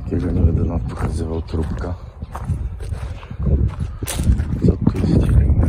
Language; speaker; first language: Polish; native; Polish